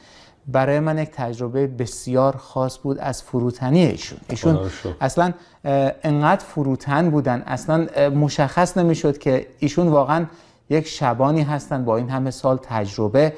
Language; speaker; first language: Persian; native; Persian